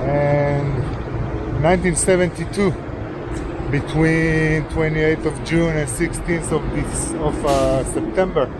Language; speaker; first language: English; non-native, fluent; Hebrew